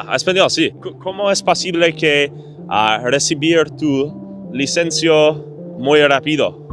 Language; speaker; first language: Spanish; non-native, learner; English